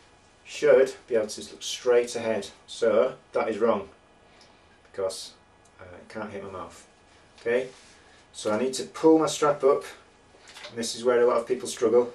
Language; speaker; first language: English; native; English